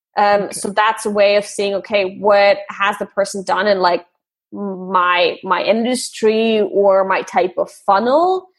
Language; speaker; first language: English; non-native, fluent; German